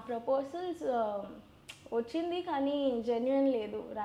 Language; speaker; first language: Telugu; non-native, learner; Hindi